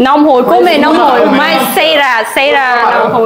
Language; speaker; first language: Portuguese; non-native, learner; Vietnamese